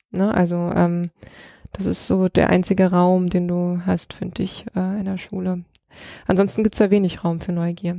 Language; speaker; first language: German; early bilingual, other home language; Russian